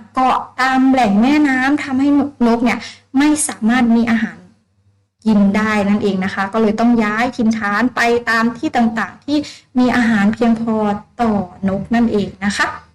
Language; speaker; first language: Thai; native; Thai